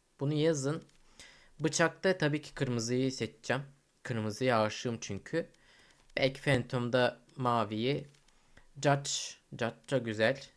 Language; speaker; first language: Turkish; early bilingual, heritage; Turkish